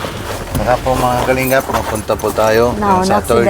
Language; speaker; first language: Filipino; non-native, learner; Punjabi